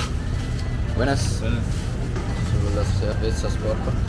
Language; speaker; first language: Spanish; non-native, learner; German